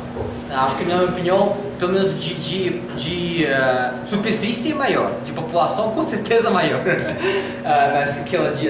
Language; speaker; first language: Portuguese; non-native, learner; Russian